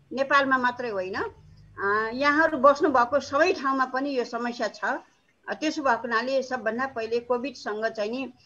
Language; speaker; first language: Nepali; non-native, local second language; Newari